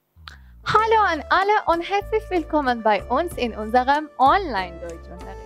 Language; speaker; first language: German; non-native, fluent; Persian